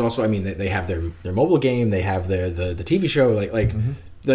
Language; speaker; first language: English; native; English